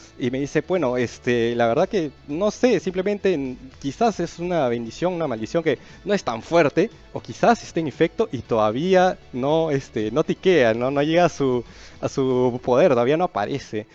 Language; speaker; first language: Spanish; native; Spanish